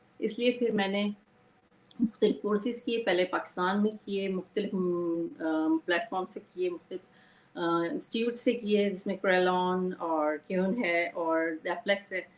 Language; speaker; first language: Urdu; native; Urdu